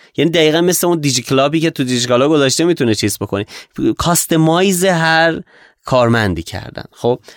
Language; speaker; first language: Persian; native; Persian